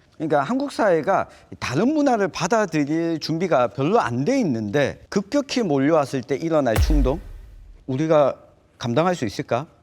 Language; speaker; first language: Korean; native; Korean